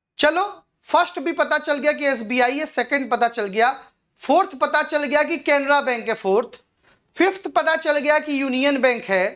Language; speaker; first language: Hindi; native; Hindi